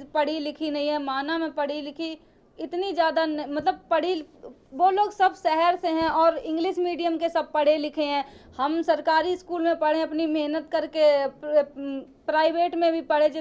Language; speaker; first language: Hindi; native; Hindi